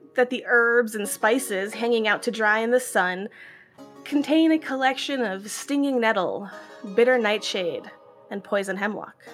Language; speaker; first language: English; non-native, fluent; Hebrew